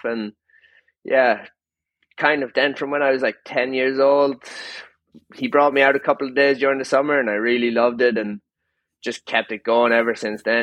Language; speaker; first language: English; native; English